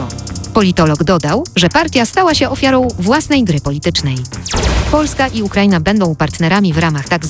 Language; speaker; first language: Polish; native; Polish